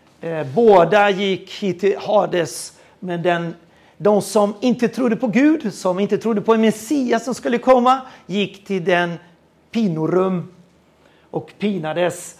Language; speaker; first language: Swedish; non-native, fluent; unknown